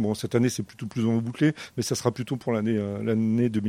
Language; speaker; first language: French; native; French